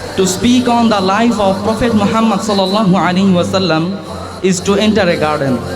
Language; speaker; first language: English; non-native, local second language; Bangla